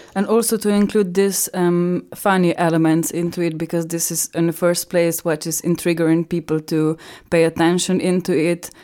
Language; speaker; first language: English; non-native, fluent; Slovenian